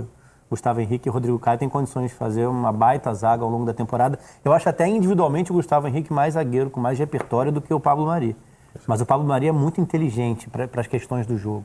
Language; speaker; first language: Portuguese; native; Portuguese